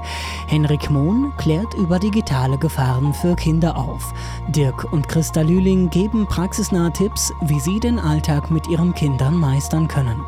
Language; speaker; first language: German; native; German